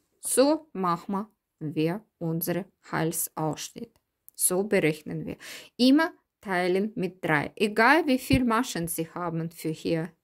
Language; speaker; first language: German; non-native, learner; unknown